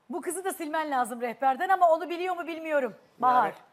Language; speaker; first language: Turkish; native; Turkish